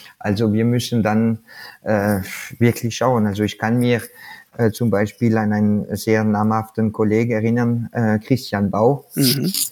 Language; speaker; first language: German; non-native, fluent; French